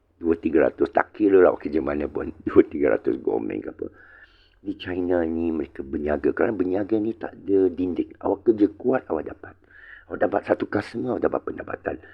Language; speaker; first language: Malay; non-native, local second language; Chinese